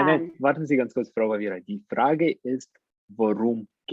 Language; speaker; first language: German; non-native, fluent; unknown